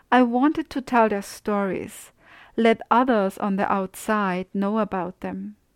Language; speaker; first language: English; non-native, fluent; German